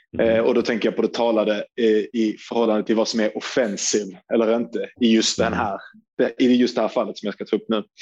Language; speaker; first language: Swedish; early bilingual, other home language; Turkish